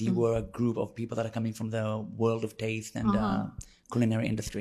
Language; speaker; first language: English; non-native, fluent; Hebrew